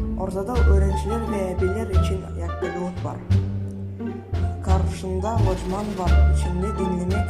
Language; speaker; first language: Turkish; non-native, learner; Kazakh